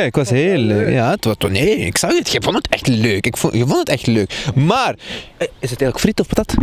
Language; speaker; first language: Dutch; native; Dutch